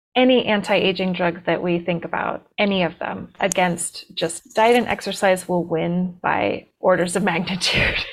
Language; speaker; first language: English; native; English